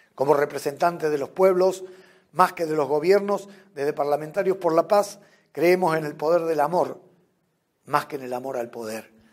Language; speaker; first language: Spanish; native; Spanish